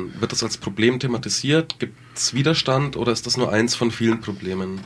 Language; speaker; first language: German; native; German